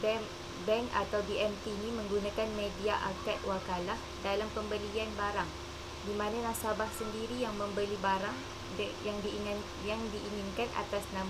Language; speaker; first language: Malay; native; Malay